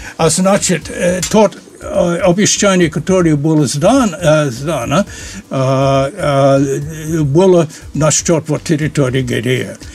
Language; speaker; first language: Russian; non-native, fluent; English